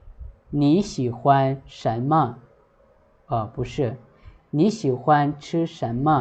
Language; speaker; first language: Chinese; non-native, fluent; Lao